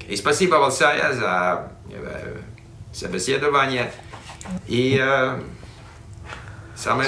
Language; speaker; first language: Russian; non-native, fluent; English